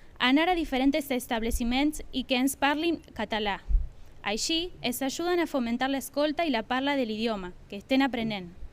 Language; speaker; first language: Catalan; non-native, learner; Spanish